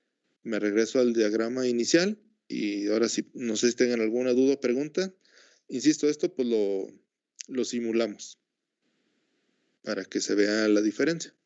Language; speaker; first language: Spanish; native; Spanish